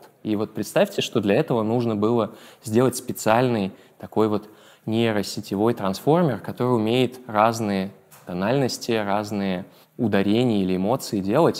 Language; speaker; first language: Russian; native; Russian